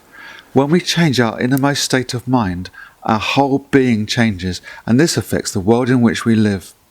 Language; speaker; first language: English; native; English